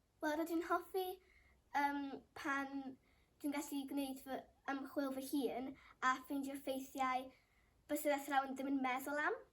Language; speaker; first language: Welsh; non-native, local second language; English